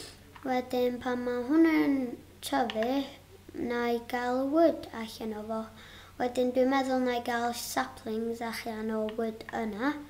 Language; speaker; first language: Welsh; non-native, local second language; English